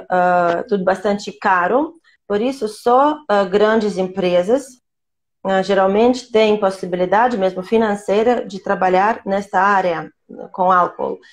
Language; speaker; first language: Portuguese; non-native, fluent; Russian